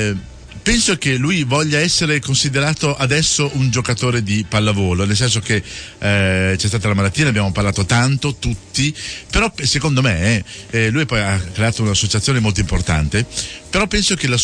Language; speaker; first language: Italian; native; Italian